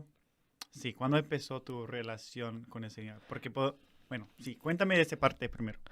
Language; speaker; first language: Spanish; non-native, fluent; English